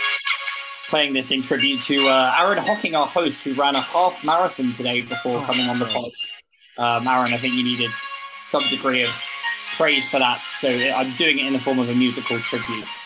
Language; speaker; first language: English; native; English